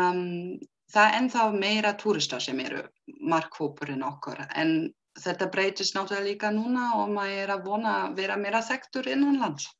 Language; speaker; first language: Icelandic; non-native, learner; German